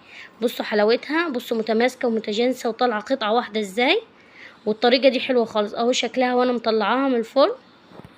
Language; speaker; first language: Arabic; native; Arabic